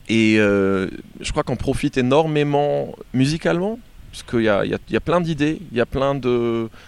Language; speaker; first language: French; native; French